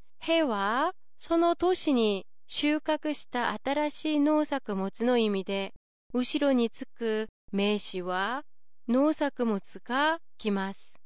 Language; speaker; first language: Japanese; non-native, fluent; Korean